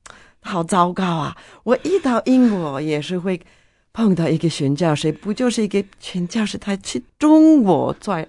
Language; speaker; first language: Chinese; non-native, fluent; Norwegian